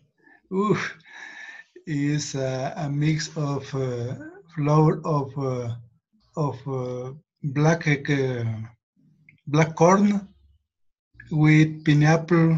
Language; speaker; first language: English; non-native, learner; Spanish